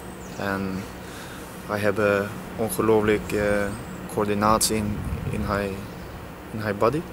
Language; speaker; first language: Dutch; non-native, learner; Swedish